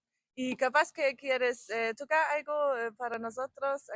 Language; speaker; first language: Spanish; non-native, learner; German